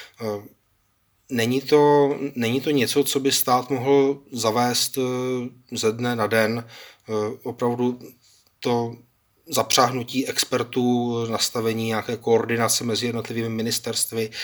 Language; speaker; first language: Czech; native; Czech